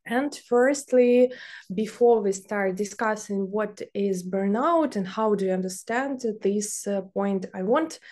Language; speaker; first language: English; non-native, fluent; Ukrainian